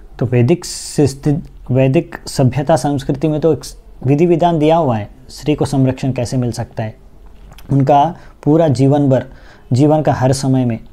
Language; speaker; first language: Hindi; non-native, local second language; Bangla